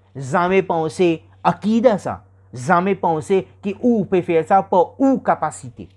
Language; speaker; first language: French; non-native, learner; Morisyen